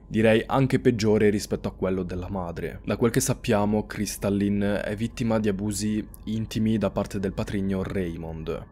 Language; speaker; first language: Italian; native; Italian